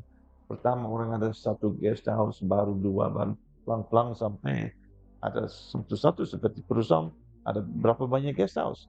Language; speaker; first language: Indonesian; non-native, fluent; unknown